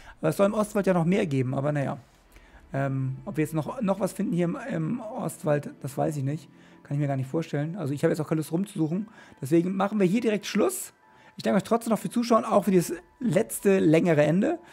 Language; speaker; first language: German; native; German